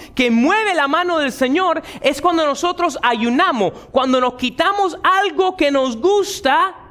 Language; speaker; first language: Spanish; early bilingual, heritage; Spanish